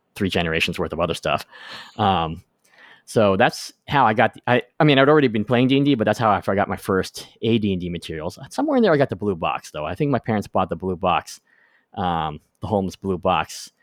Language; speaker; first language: English; native; English